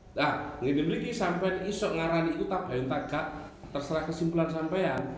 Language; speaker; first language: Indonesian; non-native, local second language; Javanese